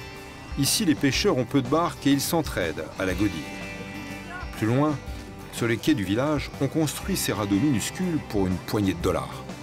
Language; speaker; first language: French; native; French